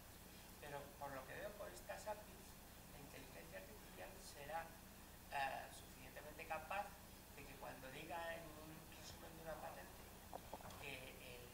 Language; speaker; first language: Spanish; native; Spanish